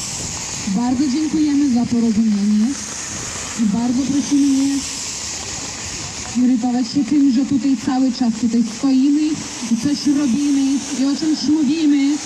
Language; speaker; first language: Polish; non-native, fluent; Belarusian